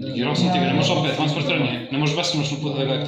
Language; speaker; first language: Bosnian; native; Bosnian